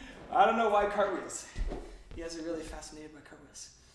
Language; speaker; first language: English; non-native, local second language; French